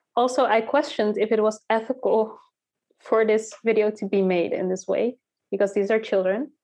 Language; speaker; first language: English; early bilingual, heritage; Dutch